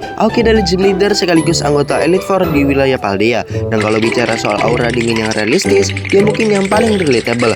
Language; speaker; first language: Indonesian; native; Indonesian